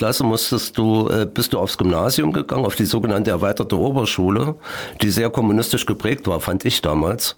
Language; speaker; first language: German; native; German